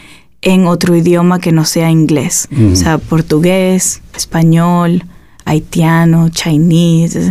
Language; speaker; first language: Portuguese; non-native, learner; Spanish